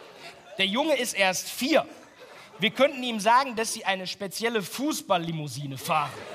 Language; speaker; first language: German; native; German